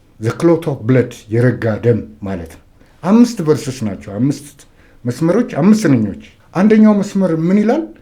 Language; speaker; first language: Amharic; native; Amharic